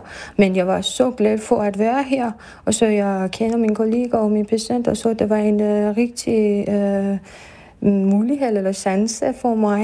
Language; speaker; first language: Danish; non-native, fluent; Persian